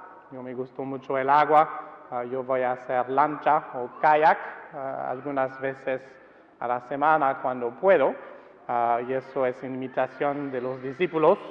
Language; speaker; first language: Spanish; non-native, fluent; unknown